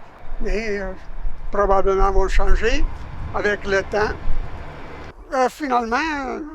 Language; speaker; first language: French; non-native, fluent; Italian